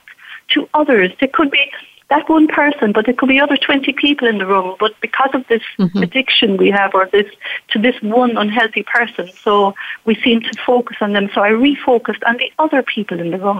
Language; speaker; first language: English; native; English